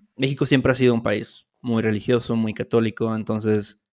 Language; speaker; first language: Spanish; native; Spanish